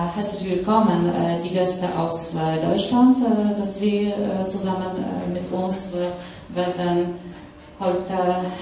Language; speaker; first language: German; non-native, learner; Polish